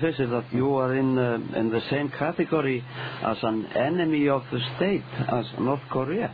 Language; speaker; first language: English; non-native, fluent; Icelandic